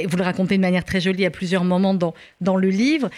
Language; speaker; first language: French; native; French